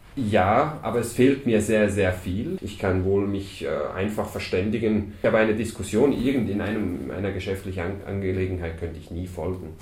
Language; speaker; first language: German; early bilingual, other home language; Croatian